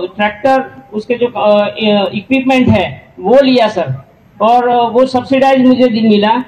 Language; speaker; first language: Hindi; non-native, local second language; Gujarati